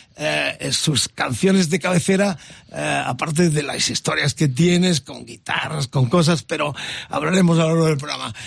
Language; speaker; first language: Spanish; native; Spanish